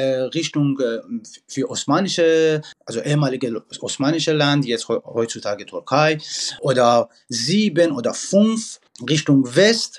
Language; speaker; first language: German; non-native, fluent; Persian